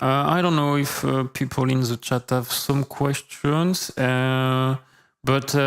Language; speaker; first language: English; non-native, fluent; French